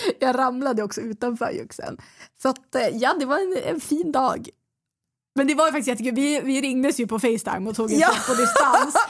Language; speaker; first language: Swedish; native; Swedish